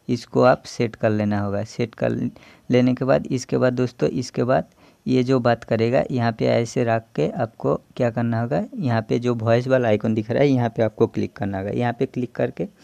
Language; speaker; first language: Hindi; non-native, local second language; Bangla